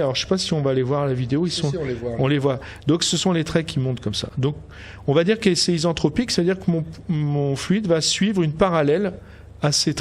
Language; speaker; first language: French; native; French